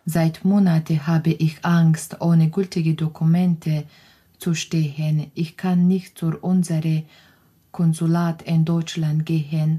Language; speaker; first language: German; non-native, fluent; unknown